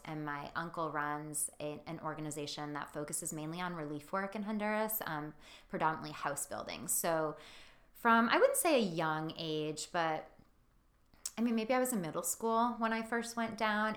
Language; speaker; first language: English; native; English